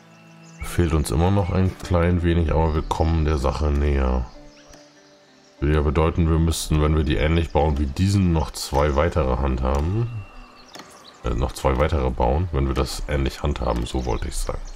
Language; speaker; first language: German; native; German